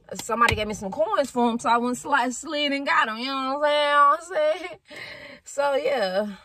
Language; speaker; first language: English; native; English